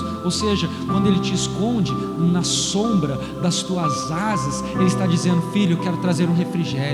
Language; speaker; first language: Portuguese; native; Portuguese